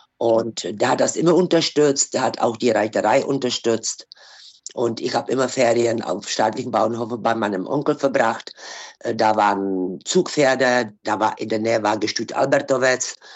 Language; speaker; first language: German; non-native, fluent; Czech